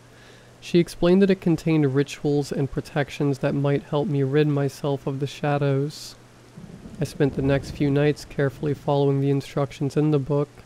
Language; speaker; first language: English; native; English